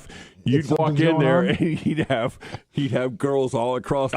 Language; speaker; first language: English; native; English